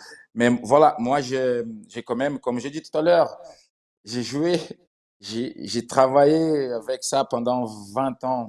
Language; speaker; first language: French; non-native, fluent; Portuguese